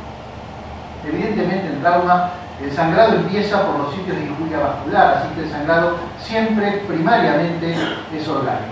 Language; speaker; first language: Spanish; native; Spanish